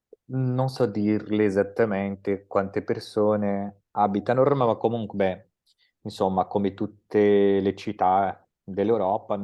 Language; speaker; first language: Italian; non-native, fluent; Portuguese